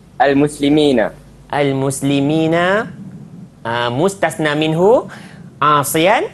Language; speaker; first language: Arabic; non-native, fluent; Malay